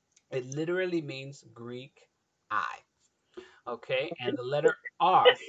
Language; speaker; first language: English; native; English